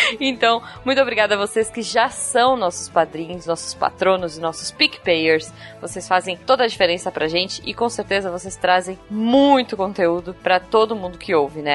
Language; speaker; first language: Portuguese; native; Portuguese